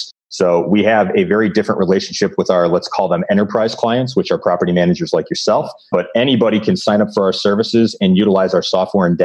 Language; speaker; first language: English; native; English